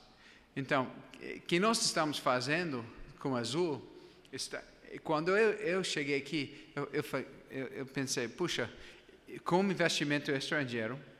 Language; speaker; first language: Portuguese; non-native, fluent; English